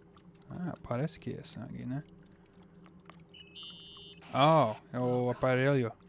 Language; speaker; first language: Portuguese; non-native, fluent; English